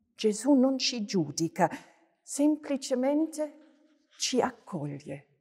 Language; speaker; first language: Italian; non-native, fluent; German